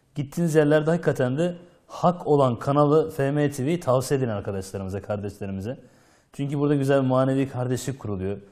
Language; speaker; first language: Turkish; native; Turkish